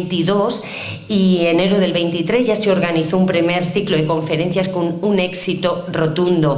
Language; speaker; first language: Spanish; native; Spanish